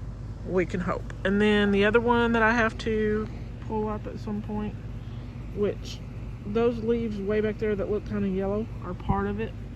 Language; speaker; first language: English; native; English